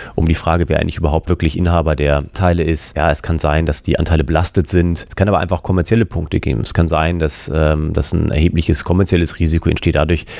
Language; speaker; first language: German; native; German